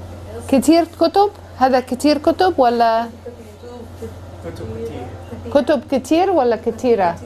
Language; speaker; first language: Arabic; non-native, fluent; English